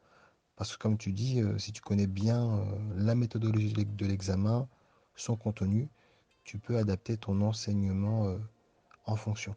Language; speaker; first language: French; native; French